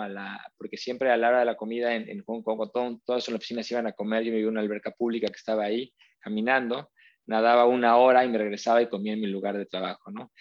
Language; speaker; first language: Spanish; native; Spanish